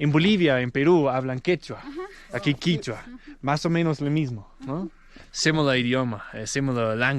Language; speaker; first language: Spanish; non-native, learner; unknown